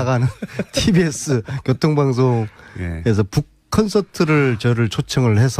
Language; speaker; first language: Korean; native; Korean